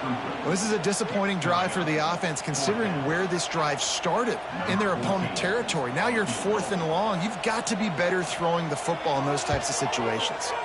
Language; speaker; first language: English; native; English